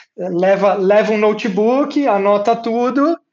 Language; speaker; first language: Portuguese; native; Portuguese